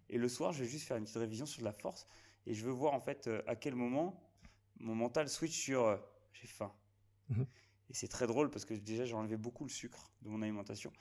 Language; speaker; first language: French; native; French